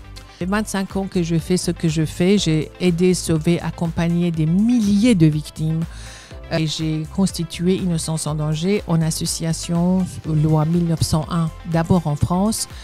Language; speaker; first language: French; non-native, fluent; Persian